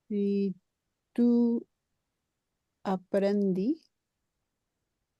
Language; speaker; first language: Portuguese; non-native, learner; English